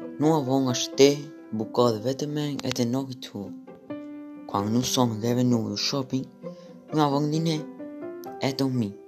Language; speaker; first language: French; non-native, learner; Romanian